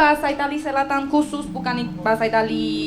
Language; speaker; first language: Indonesian; non-native, fluent; Italian